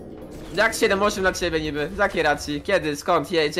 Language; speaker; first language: Polish; native; Polish